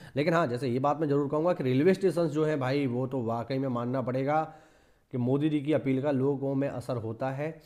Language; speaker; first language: Hindi; native; Hindi